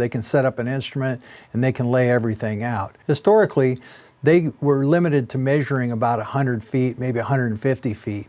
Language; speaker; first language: English; native; English